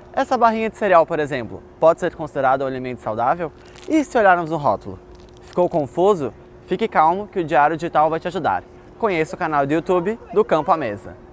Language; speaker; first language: Portuguese; native; Portuguese